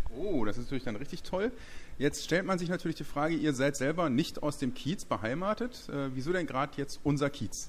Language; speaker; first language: German; native; German